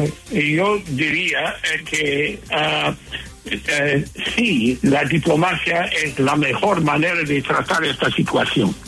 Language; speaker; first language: Spanish; non-native, fluent; English